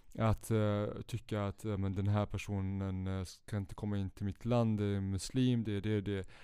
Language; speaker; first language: Swedish; early bilingual, other home language; Kurdish